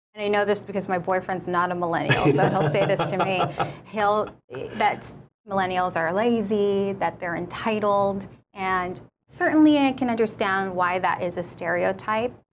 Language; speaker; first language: English; native; English